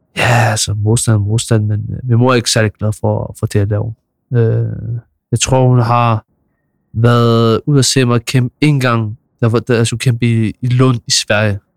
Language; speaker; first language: Danish; early bilingual, other home language; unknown